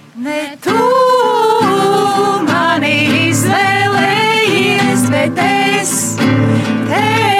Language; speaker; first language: Latvian; native; Latvian